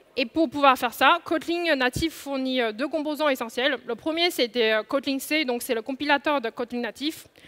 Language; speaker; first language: French; non-native, fluent; Chinese